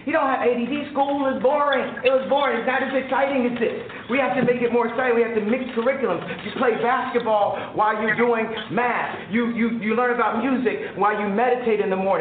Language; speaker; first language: English; native; English